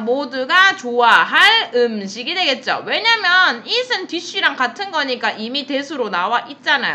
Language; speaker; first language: Korean; native; Korean